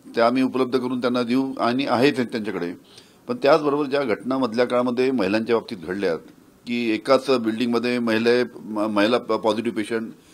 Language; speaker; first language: Marathi; native; Marathi